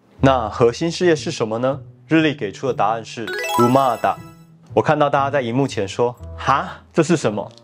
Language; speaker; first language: Chinese; native; Chinese